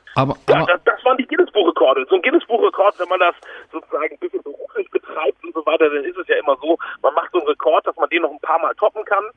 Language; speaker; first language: German; native; German